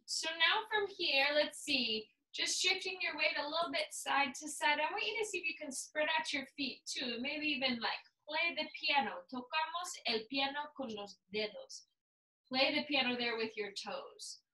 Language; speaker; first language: English; native; English